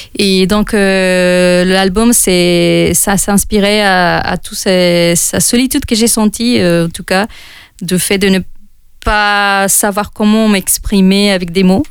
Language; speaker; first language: French; non-native, fluent; Spanish